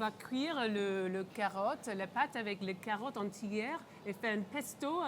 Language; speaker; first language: French; non-native, local second language; English